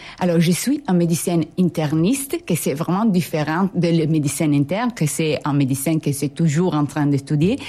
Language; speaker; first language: French; non-native, fluent; Italian